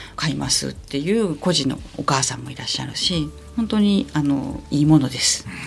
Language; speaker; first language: Japanese; native; Japanese